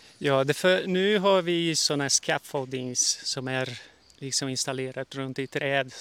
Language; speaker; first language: Swedish; early bilingual, heritage; Portuguese